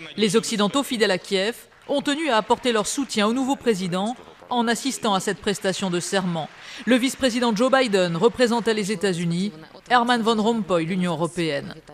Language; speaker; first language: French; native; French